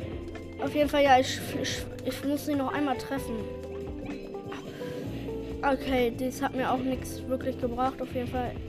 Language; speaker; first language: German; native; German